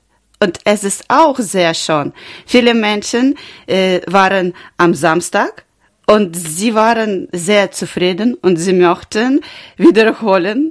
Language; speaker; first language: German; non-native, learner; Ukrainian